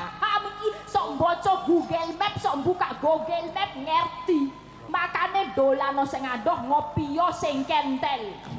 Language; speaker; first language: Javanese; non-native, local second language; Indonesian